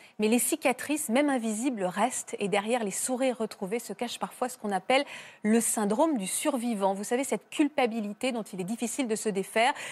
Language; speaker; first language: French; native; French